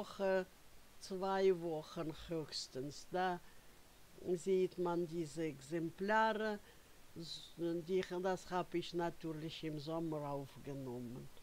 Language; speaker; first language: German; non-native, fluent; Russian